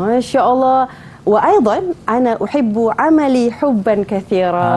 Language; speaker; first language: Arabic; non-native, fluent; Malay